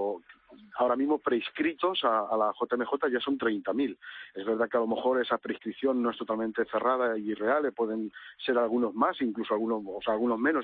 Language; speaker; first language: Spanish; native; Spanish